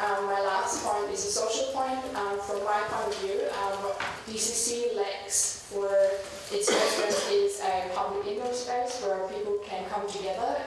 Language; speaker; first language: English; non-native, fluent; German